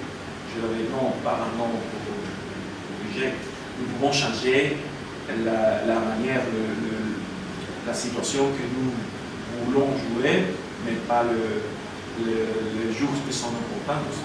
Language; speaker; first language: French; non-native, learner; Spanish